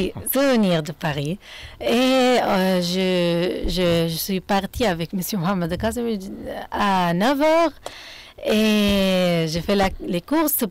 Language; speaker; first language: French; non-native, fluent; Arabic